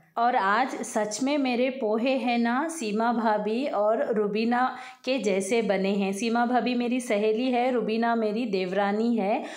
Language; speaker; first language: Hindi; native; Hindi